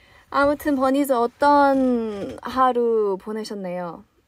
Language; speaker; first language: Korean; early bilingual, other home language; English